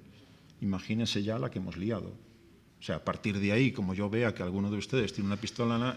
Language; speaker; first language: Spanish; native; Spanish